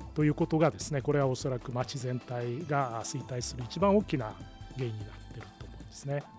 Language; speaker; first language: Japanese; native; Japanese